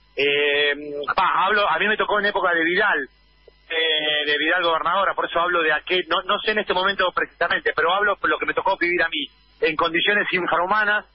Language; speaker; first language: Spanish; native; Spanish